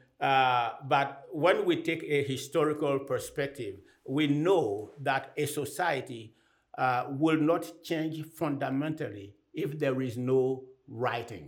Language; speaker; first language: English; non-native, fluent; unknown